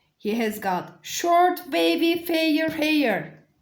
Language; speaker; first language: English; non-native, fluent; Turkish